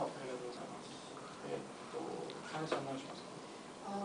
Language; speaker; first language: Japanese; non-native, learner; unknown